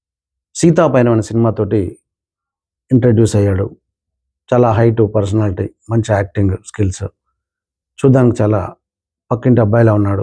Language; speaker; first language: Telugu; native; Telugu